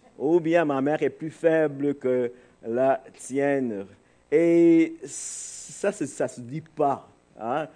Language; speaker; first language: French; non-native, fluent; English